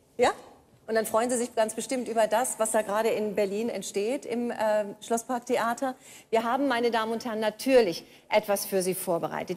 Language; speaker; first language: German; native; German